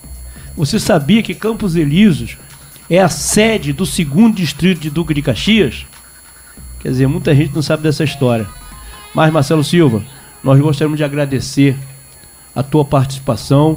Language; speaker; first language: Portuguese; native; Portuguese